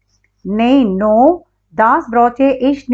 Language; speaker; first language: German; non-native, learner; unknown